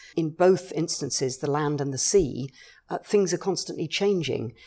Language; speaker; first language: English; native; English